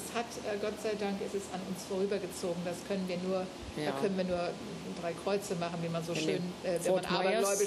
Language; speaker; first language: German; native; German